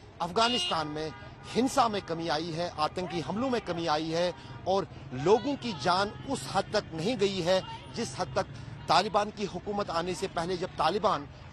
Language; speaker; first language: Hindi; native; Hindi